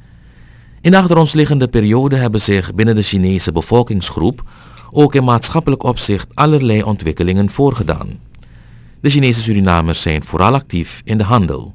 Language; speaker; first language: Dutch; native; Dutch